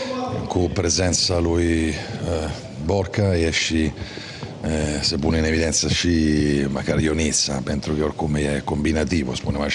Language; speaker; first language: Romanian; non-native, fluent; Italian